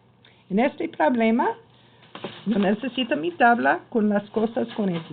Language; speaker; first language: Spanish; non-native, learner; English